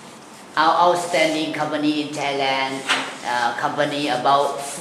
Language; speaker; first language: English; non-native, learner; Thai